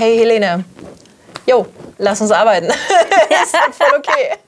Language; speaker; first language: German; native; German